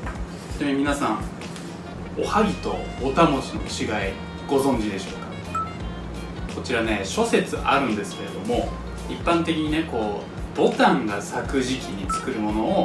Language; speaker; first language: Japanese; native; Japanese